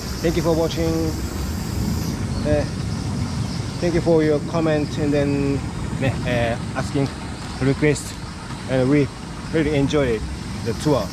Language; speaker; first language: English; non-native, learner; Japanese